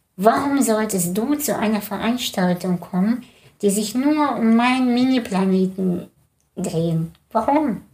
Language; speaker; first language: German; early bilingual, other home language; Russian